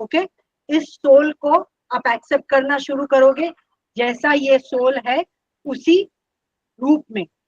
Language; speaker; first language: Hindi; non-native, local second language; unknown